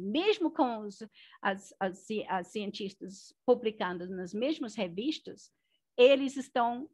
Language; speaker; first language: Portuguese; non-native, fluent; English